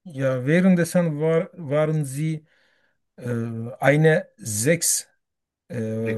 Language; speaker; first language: German; non-native, learner; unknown